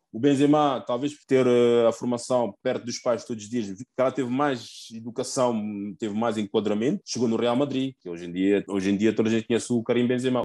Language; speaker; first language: Portuguese; early bilingual, other home language; Upper Guinea Crioulo